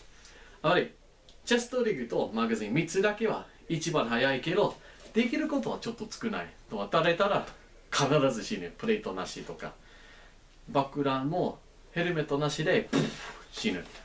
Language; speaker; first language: Japanese; non-native, learner; English